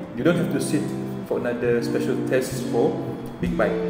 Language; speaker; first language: English; non-native, local second language; Malay